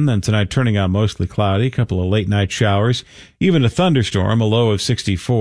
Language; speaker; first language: English; native; English